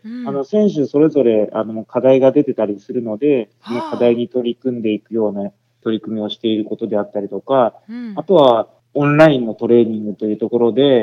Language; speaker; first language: Japanese; native; Japanese